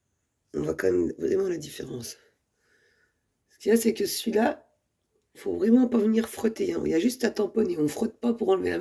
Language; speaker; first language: French; native; French